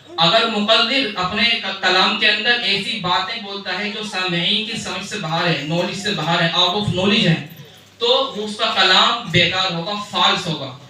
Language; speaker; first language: Urdu; native; Urdu